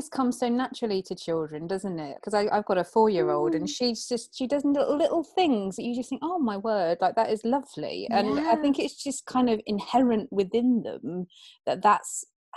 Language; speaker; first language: English; native; English